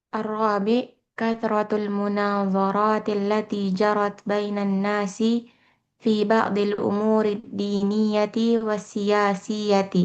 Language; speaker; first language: Arabic; non-native, learner; Indonesian